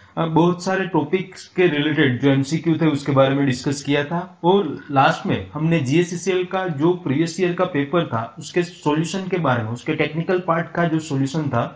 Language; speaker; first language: Hindi; non-native, local second language; Gujarati